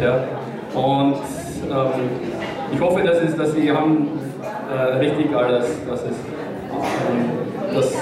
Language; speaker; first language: German; non-native, learner; Tamil